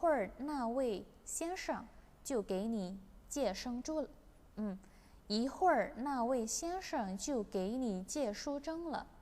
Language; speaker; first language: Chinese; non-native, fluent; Indonesian